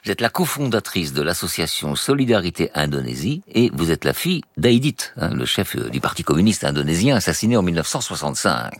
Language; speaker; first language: French; native; French